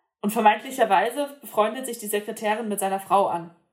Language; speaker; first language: German; native; German